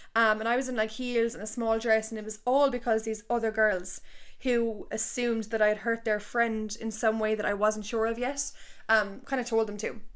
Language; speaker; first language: English; native; English